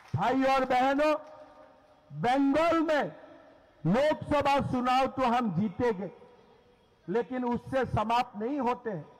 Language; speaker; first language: Hindi; non-native, local second language; Assamese